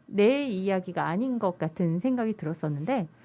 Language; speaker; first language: Korean; native; Korean